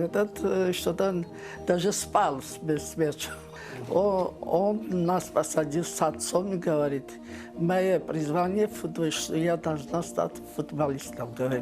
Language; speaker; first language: Russian; non-native, learner; Georgian